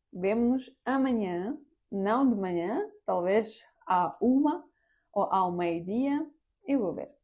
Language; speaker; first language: Portuguese; non-native, fluent; Ukrainian